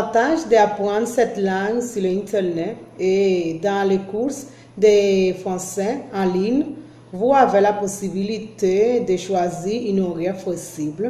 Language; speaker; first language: French; non-native, learner; Spanish